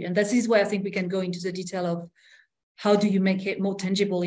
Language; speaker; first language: English; non-native, fluent; French